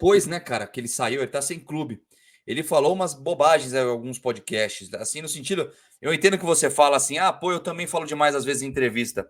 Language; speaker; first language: Portuguese; native; Portuguese